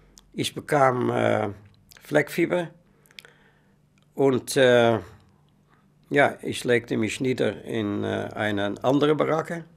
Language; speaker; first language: German; non-native, fluent; Dutch